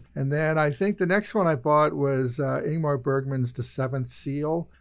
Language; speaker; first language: English; native; English